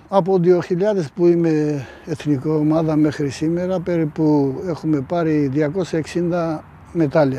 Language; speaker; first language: Greek; early bilingual, heritage; Greek